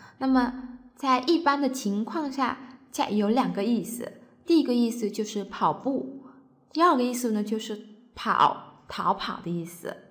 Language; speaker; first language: Chinese; non-native, fluent; Vietnamese